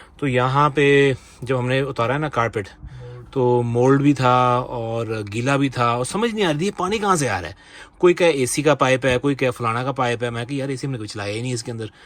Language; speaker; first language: Urdu; non-native, local second language; Punjabi